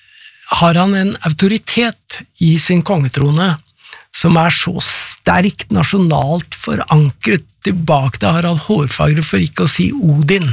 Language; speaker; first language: Norwegian; native; Norwegian